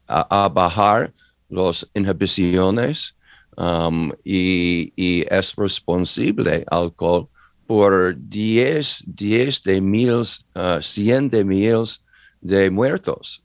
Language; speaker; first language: Spanish; non-native, learner; English